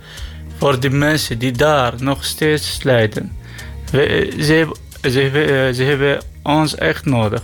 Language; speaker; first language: Dutch; non-native, learner; Arabic